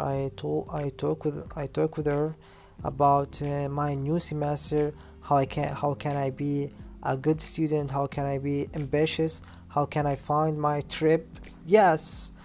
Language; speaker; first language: English; non-native, learner; Arabic